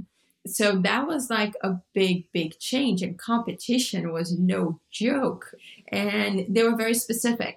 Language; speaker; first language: English; non-native, fluent; Portuguese